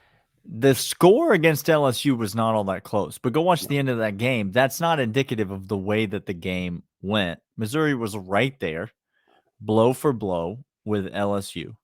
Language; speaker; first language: English; native; English